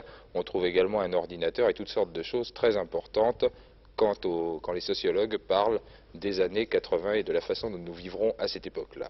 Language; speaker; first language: French; native; French